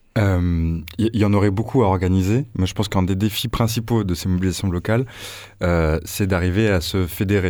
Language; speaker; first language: French; native; French